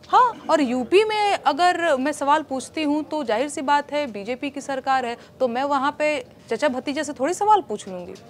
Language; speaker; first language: Hindi; non-native, local second language; Bhojpuri